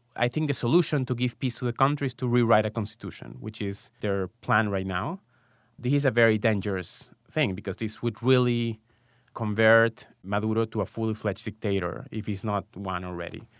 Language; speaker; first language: English; non-native, fluent; Spanish